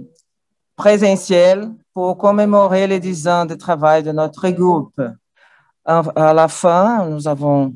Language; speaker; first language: French; non-native, learner; Portuguese